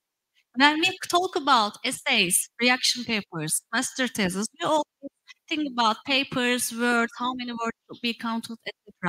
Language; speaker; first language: English; non-native, fluent; Turkish